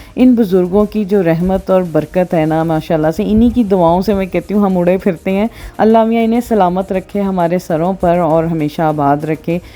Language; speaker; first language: Urdu; non-native, local second language; Punjabi